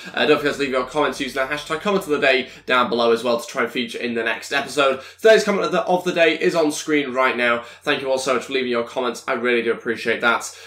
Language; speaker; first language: English; native; English